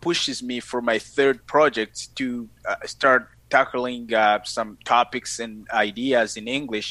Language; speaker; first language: English; non-native, fluent; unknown